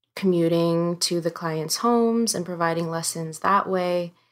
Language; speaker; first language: English; native; English